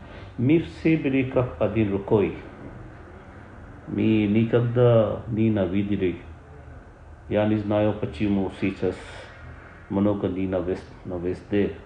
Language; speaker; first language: Russian; non-native, learner; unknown